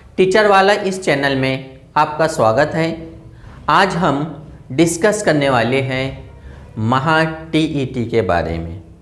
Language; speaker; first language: Hindi; non-native, local second language; Urdu